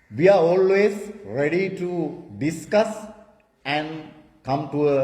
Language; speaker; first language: English; non-native, local second language; Sinhala